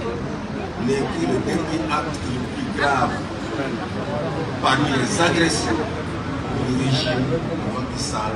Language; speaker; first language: French; non-native, local second language; Wolof